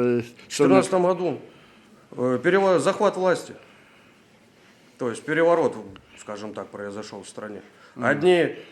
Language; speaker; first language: Russian; native; Russian